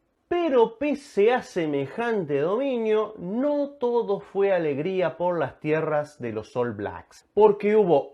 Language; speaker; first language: Spanish; native; Spanish